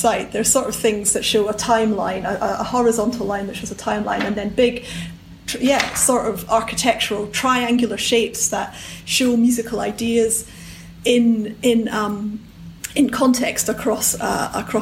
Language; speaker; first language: English; native; English